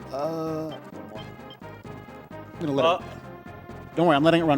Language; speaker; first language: English; native; English